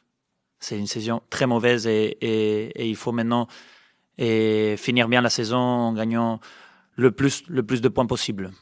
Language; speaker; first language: French; non-native, fluent; Spanish